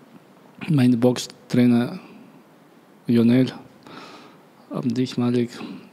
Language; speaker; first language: German; non-native, learner; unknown